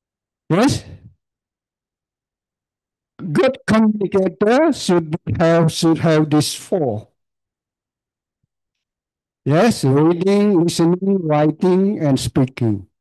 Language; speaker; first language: English; non-native, learner; Khmer